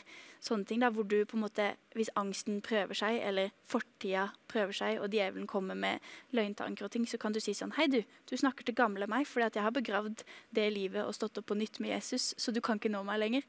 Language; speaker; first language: Norwegian; native; Norwegian